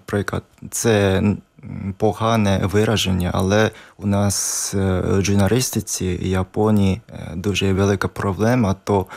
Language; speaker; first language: Ukrainian; non-native, learner; Japanese